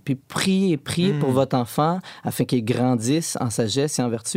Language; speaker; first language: French; native; French